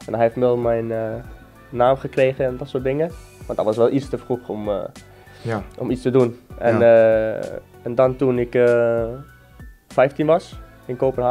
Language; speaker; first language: Dutch; non-native, fluent; Danish